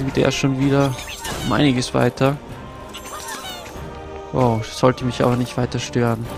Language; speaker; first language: German; native; German